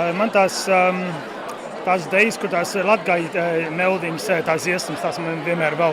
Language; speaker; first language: Latvian; early bilingual, heritage; Latvian